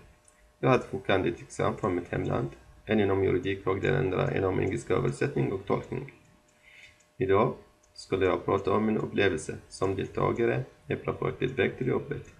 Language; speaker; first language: Swedish; non-native, local second language; Arabic